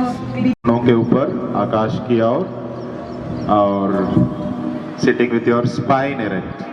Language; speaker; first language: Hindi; non-native, local second language; Telugu